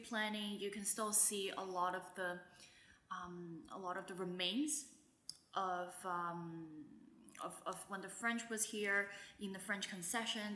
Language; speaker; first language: English; non-native, local second language; Wu Chinese